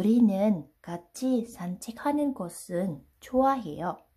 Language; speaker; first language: Korean; non-native, learner; Vietnamese